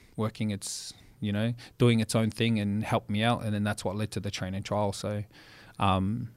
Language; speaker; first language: English; native; English